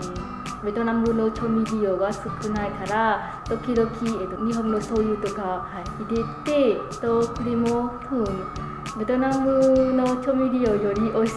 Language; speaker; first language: Japanese; non-native, learner; Vietnamese